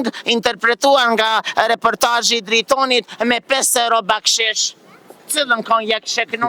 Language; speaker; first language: Albanian; native; Albanian